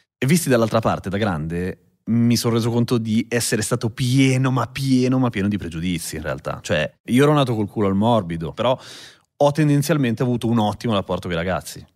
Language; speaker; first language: Italian; native; Italian